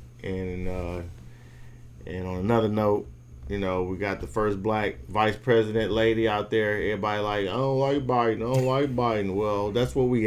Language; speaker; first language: English; native; English